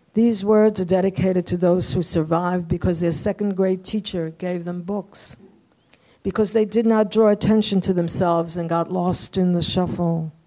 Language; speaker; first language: English; early bilingual, other home language; Polish